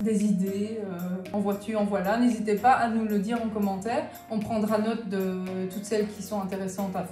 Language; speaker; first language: French; native; French